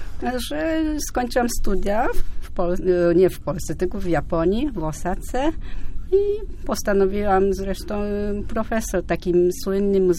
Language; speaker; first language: Polish; non-native, fluent; Japanese